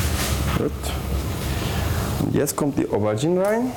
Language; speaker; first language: German; non-native, learner; Turkish